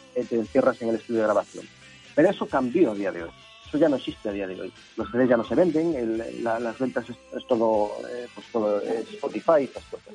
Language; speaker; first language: Spanish; native; Spanish